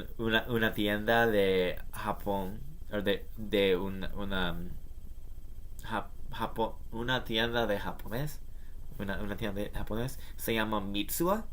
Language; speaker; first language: Spanish; non-native, learner; English